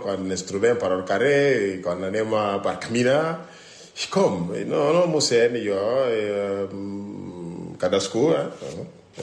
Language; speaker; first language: Catalan; non-native, learner; French